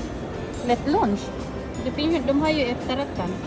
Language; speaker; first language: Swedish; non-native, learner; Filipino